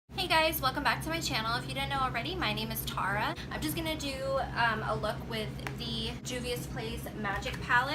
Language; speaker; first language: English; native; English